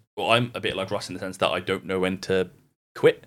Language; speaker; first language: English; native; English